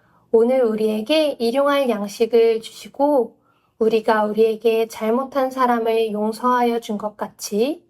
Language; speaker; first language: Korean; native; Korean